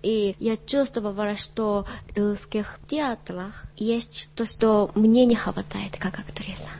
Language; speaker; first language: Russian; non-native, learner; Japanese